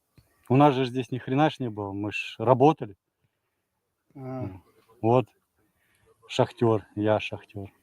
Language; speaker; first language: Russian; native; Russian